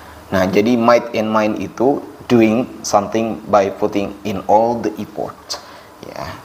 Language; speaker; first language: English; non-native, fluent; Indonesian